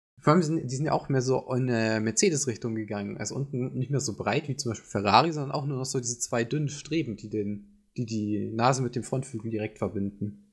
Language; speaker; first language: German; native; German